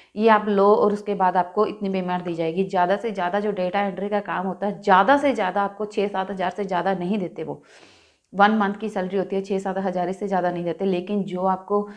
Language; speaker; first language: Hindi; non-native, local second language; Punjabi